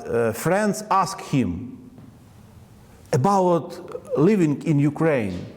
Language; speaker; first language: English; non-native, learner; Ukrainian